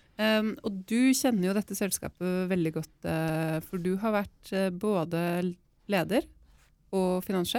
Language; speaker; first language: Norwegian; native; Norwegian